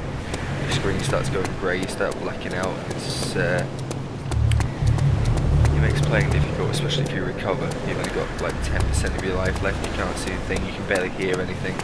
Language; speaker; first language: English; native; English